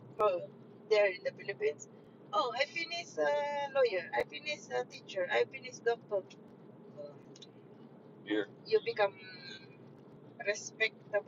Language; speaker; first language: English; non-native, local second language; Filipino